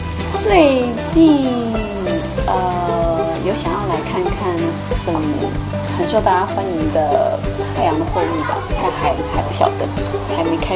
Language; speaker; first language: Chinese; native; Chinese